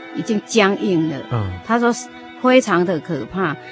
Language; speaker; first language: Chinese; native; Chinese